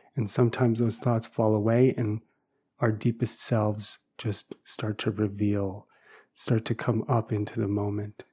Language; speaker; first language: English; native; English